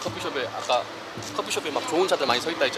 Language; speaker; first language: Korean; native; Korean